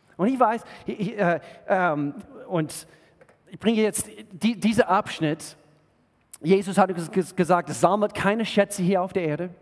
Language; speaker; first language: German; non-native, fluent; English